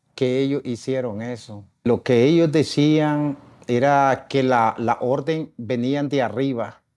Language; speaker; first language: Spanish; native; Spanish